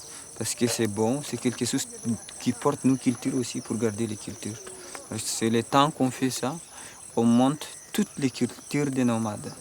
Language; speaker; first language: French; non-native, local second language; Fula